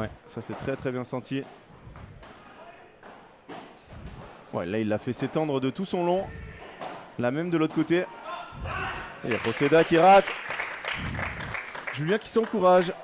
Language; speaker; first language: French; native; French